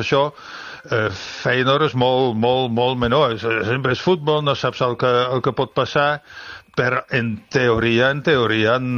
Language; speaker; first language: Catalan; non-native, fluent; Dutch